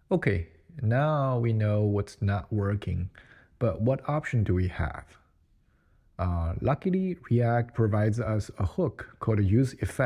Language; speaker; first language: English; non-native, fluent; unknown